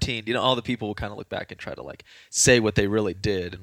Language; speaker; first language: English; native; English